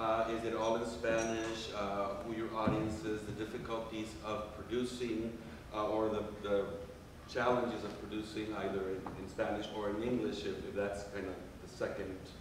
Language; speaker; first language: English; non-native, fluent; Spanish